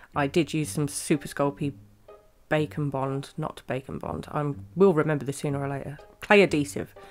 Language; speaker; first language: English; native; English